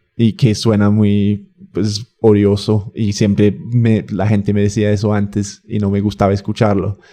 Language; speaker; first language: Spanish; non-native, fluent; English